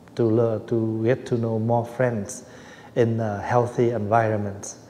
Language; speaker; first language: English; non-native, fluent; Vietnamese